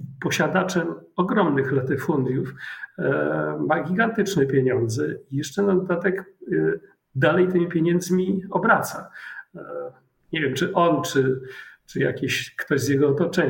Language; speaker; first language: Polish; native; Polish